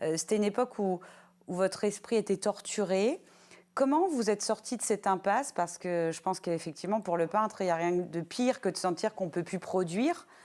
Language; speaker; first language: French; native; French